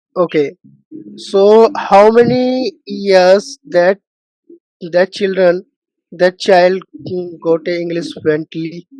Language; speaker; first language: English; non-native, learner; Hindi